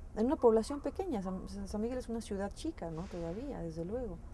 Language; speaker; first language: Spanish; native; Spanish